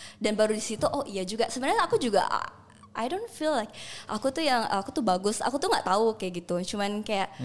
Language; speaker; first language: Indonesian; early bilingual, heritage; Indonesian